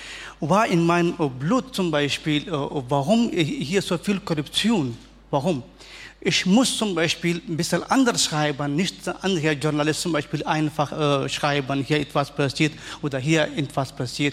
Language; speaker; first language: German; non-native, learner; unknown